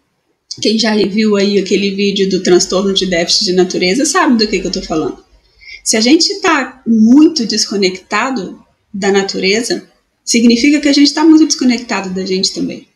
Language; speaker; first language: Portuguese; native; Portuguese